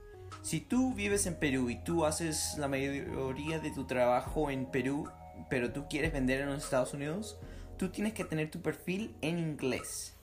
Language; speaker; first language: Spanish; early bilingual, heritage; Spanish